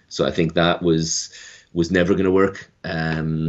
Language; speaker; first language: English; native; English